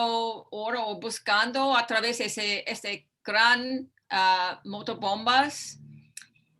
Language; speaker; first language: Spanish; non-native, fluent; English